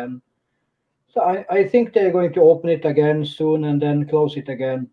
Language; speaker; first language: English; non-native, fluent; Norwegian